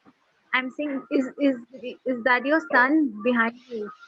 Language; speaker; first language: English; non-native, local second language; Hindi